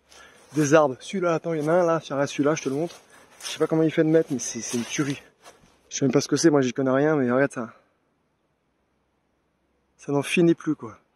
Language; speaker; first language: French; native; French